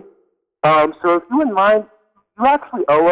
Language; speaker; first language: English; native; English